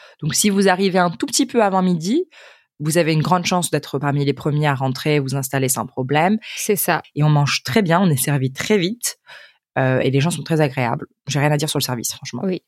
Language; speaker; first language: French; native; French